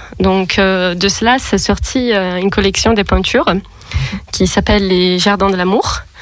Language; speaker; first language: French; non-native, fluent; Portuguese